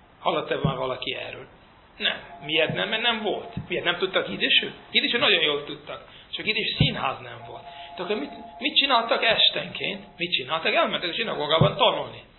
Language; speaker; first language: Hungarian; early bilingual, heritage; Hungarian